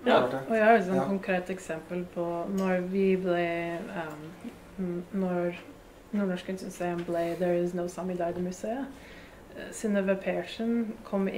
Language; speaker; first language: Norwegian; non-native, fluent; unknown